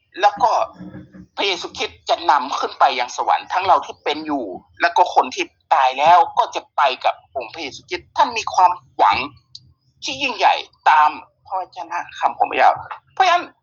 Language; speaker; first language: Thai; native; Thai